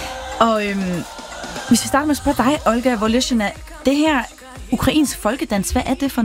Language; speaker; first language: Danish; native; Danish